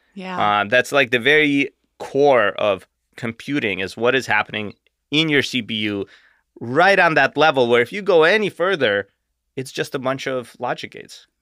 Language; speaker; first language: English; native; English